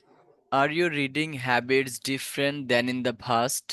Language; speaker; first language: English; non-native, fluent; Bangla